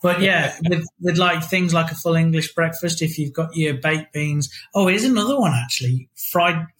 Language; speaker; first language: English; native; English